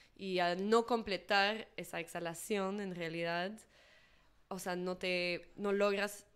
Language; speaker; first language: Spanish; non-native, fluent; English